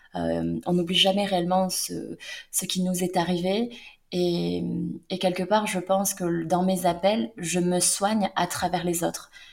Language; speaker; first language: French; native; French